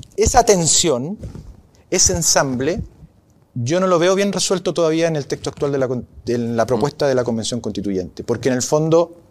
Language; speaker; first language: Spanish; native; Spanish